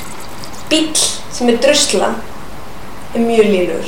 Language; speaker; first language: Icelandic; native; Icelandic